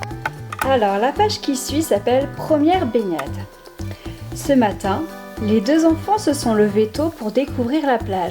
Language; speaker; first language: French; native; French